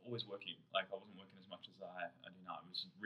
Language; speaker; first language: English; native; English